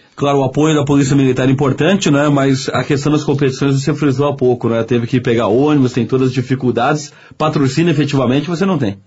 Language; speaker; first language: Portuguese; native; Portuguese